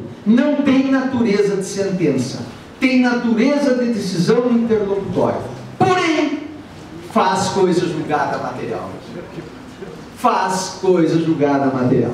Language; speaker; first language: Portuguese; native; Portuguese